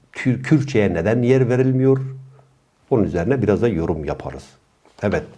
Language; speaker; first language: Turkish; non-native, local second language; Kurdish